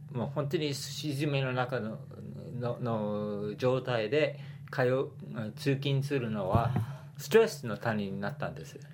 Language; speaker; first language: Japanese; non-native, fluent; English